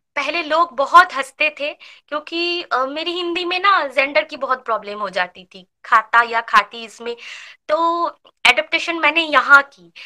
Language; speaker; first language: Hindi; non-native, local second language; Bangla